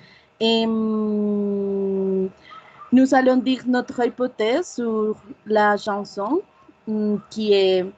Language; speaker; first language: French; non-native, learner; Spanish